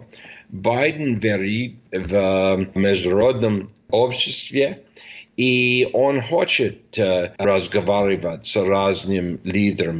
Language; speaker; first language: Russian; non-native, fluent; English